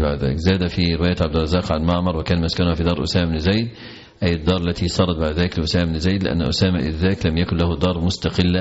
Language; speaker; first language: Arabic; native; Arabic